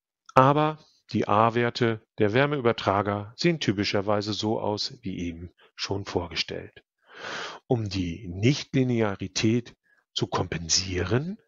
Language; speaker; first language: German; native; German